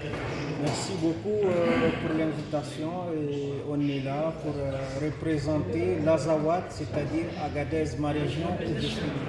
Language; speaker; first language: French; non-native, local second language; Tamasheq